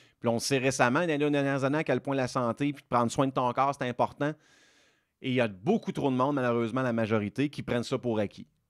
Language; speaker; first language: French; native; French